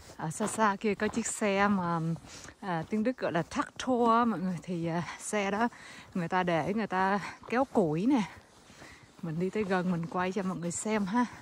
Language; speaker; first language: Vietnamese; native; Vietnamese